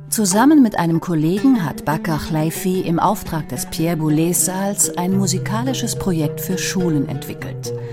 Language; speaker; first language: German; native; German